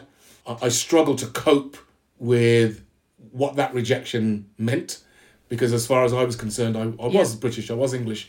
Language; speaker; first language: English; native; English